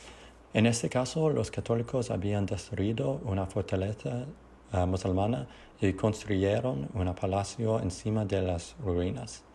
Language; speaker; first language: Spanish; non-native, learner; English